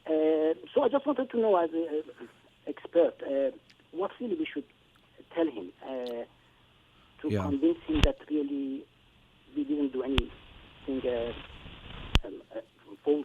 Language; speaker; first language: English; non-native, fluent; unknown